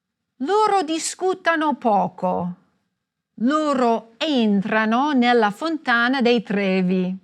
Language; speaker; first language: Italian; non-native, fluent; English